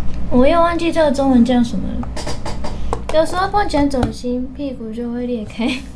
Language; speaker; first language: Chinese; non-native, fluent; Japanese